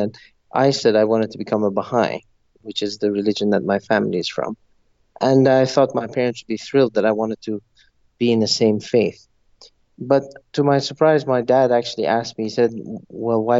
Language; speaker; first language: English; non-native, local second language; Persian